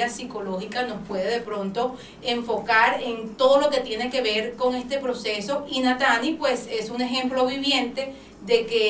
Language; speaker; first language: Spanish; native; Spanish